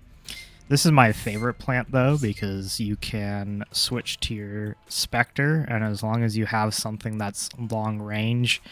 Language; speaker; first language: English; native; English